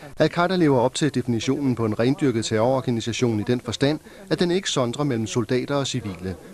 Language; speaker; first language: Danish; native; Danish